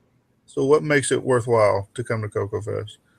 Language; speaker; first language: English; native; English